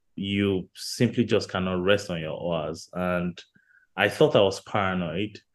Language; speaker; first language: English; non-native, local second language; Yoruba